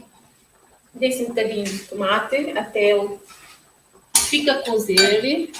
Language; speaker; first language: Portuguese; non-native, local second language; Tetum